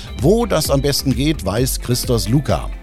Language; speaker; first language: German; native; German